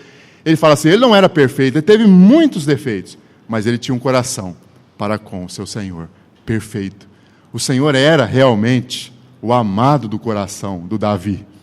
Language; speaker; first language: Portuguese; native; Portuguese